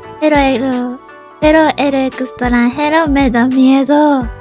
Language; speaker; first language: Spanish; non-native, learner; Japanese